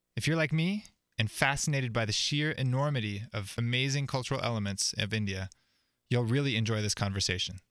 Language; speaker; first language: English; native; English